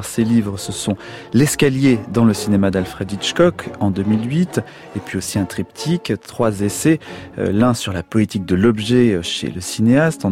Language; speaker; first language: French; native; French